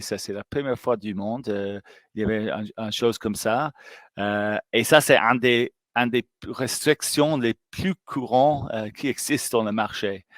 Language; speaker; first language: French; non-native, fluent; English